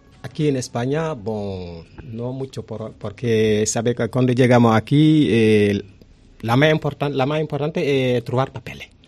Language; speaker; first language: Spanish; non-native, learner; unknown